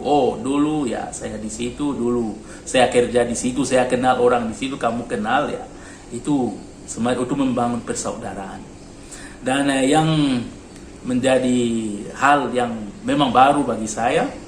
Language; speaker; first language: Indonesian; non-native, learner; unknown